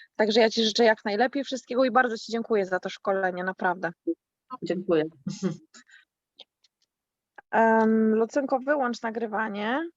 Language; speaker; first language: Polish; native; Polish